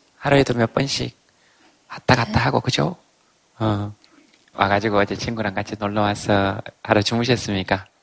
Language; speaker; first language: Korean; native; Korean